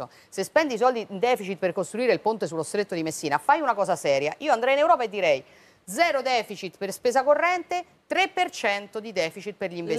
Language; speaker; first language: Italian; native; Italian